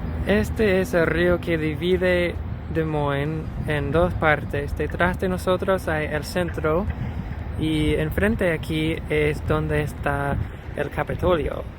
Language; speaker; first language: Spanish; non-native, fluent; English